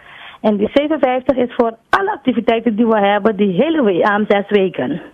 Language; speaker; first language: Dutch; non-native, local second language; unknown